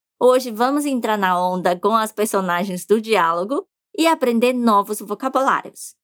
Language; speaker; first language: Portuguese; non-native, fluent; Chinese